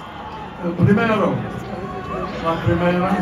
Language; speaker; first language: Spanish; non-native, learner; English